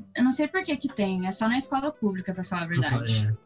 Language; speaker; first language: Portuguese; early bilingual, heritage; English